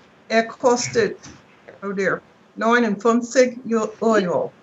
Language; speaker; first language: German; non-native, learner; English